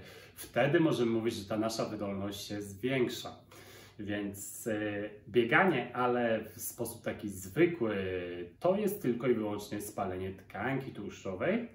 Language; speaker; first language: Polish; native; Polish